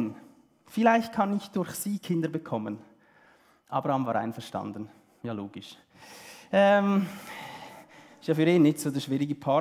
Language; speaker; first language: German; early bilingual, heritage; German